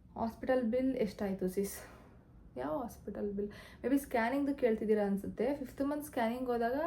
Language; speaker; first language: Kannada; native; Kannada